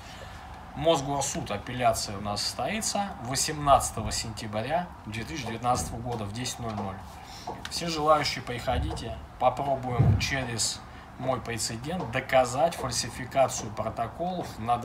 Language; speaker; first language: Russian; native; Russian